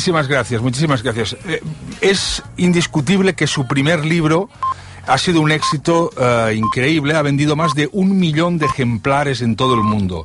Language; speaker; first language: Spanish; non-native, local second language; Catalan